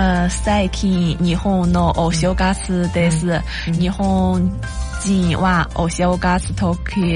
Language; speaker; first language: Japanese; non-native, learner; Chinese